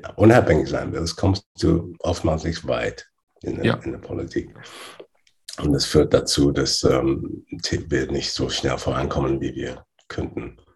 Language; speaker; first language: German; non-native, fluent; English